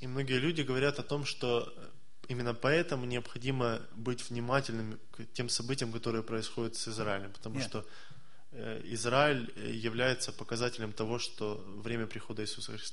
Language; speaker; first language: Russian; native; Russian